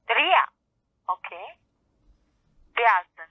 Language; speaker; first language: German; non-native, learner; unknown